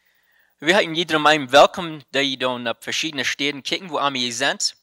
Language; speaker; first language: German; non-native, learner; Plautdietsch